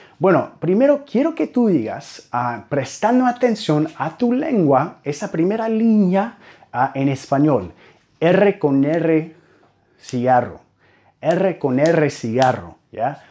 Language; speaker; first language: Spanish; non-native, fluent; English